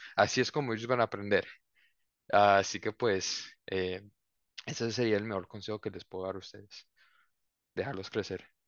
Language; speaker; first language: Spanish; early bilingual, heritage; Spanish